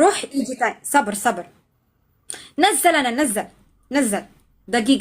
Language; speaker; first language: Arabic; non-native, learner; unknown